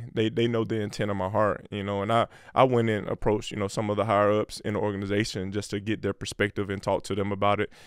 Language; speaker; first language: English; native; English